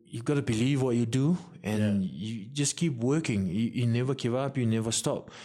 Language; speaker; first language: English; non-native, fluent; Samoan